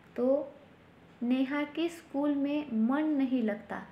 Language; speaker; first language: Hindi; non-native, local second language; Marathi